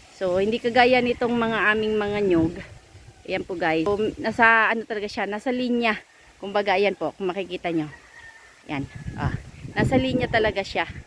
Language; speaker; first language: Filipino; non-native, local second language; Bikol